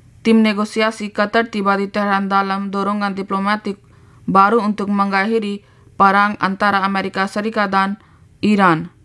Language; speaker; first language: Indonesian; non-native, fluent; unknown